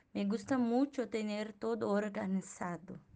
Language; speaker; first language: Portuguese; non-native, learner; Spanish